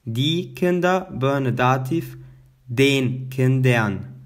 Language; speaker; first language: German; non-native, fluent; Albanian